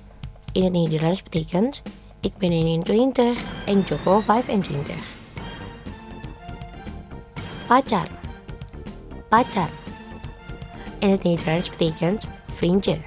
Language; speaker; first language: Dutch; non-native, learner; Indonesian